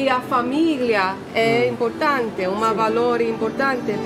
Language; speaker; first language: Italian; non-native, learner; English